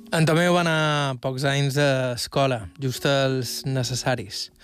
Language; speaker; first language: Catalan; native; Catalan